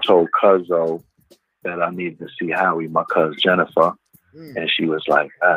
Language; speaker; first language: English; native; English